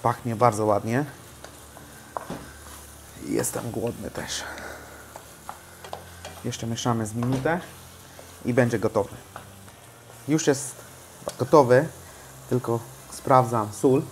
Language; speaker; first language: Polish; non-native, learner; Hindi